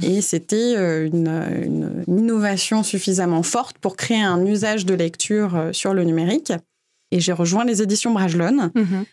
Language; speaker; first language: French; native; French